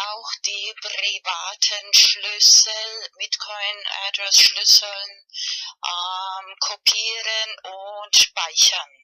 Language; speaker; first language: German; non-native, learner; Spanish